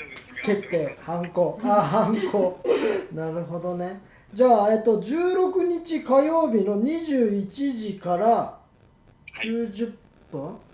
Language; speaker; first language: Japanese; native; Japanese